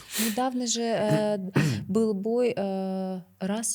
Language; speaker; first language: Russian; non-native, local second language; Kazakh